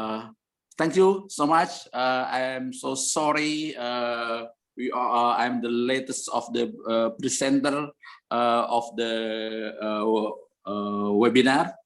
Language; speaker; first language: English; non-native, learner; Indonesian